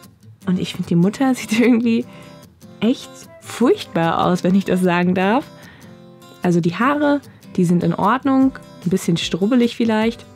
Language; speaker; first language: German; native; German